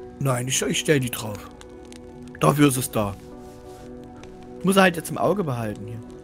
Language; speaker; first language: German; native; German